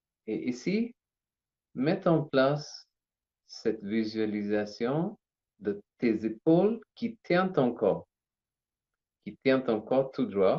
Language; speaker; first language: French; non-native, learner; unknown